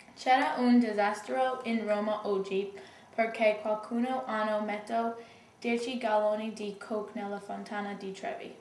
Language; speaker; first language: Italian; non-native, learner; English